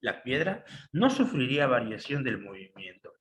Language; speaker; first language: Spanish; native; Spanish